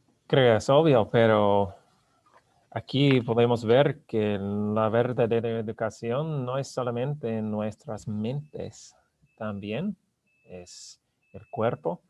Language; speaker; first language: Spanish; non-native, learner; English